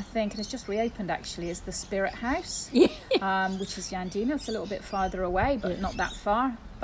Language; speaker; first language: English; native; English